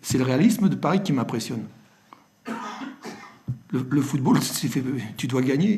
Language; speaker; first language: French; native; French